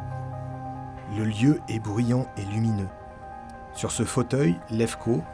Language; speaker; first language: French; native; French